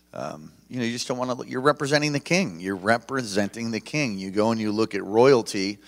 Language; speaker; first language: English; native; English